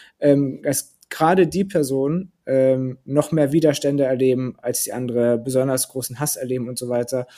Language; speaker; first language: German; early bilingual, other home language; Turkish